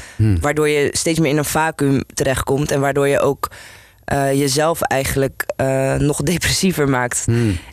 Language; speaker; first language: Dutch; native; Dutch